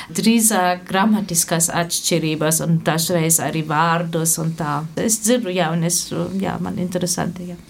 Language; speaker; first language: Latvian; non-native, fluent; German